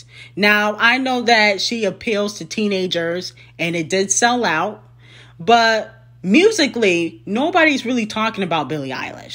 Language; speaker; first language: English; native; English